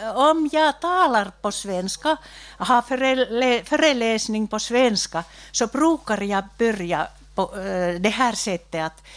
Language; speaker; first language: Swedish; non-native, local second language; Finnish